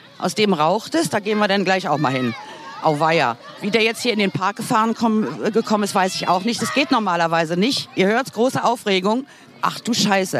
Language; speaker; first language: German; native; German